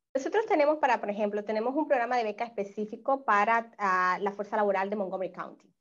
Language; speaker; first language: Spanish; native; Spanish